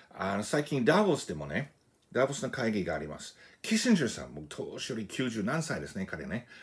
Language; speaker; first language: Japanese; non-native, fluent; English